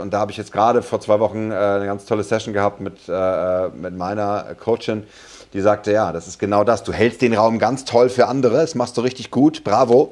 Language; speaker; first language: German; native; German